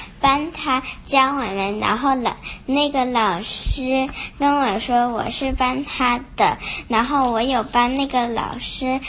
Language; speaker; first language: Chinese; early bilingual, heritage; Chinese